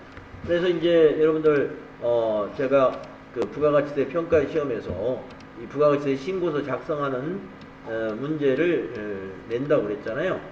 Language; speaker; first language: Korean; native; Korean